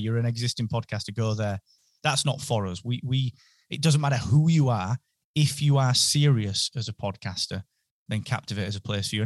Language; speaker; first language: English; native; English